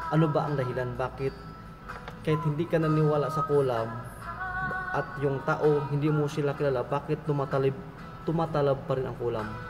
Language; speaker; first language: Filipino; non-native, local second language; Cebuano